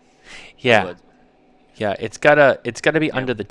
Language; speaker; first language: English; native; English